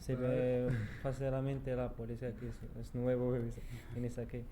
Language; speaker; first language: Spanish; non-native, learner; Arabic